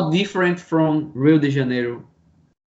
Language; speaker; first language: English; non-native, learner; Portuguese